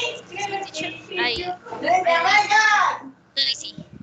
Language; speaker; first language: English; non-native, learner; Spanish